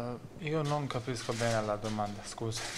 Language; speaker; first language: Italian; non-native, learner; Bosnian